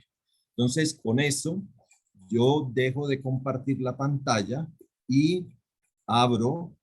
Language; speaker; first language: Spanish; native; Spanish